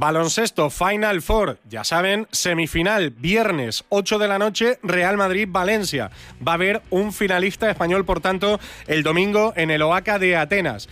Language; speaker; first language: Spanish; native; Spanish